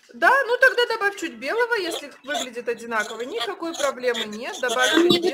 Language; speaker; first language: Russian; native; Russian